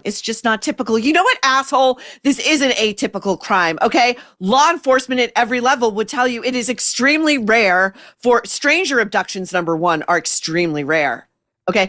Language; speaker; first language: English; native; English